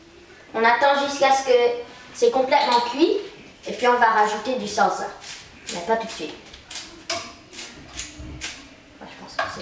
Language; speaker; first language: French; non-native, learner; English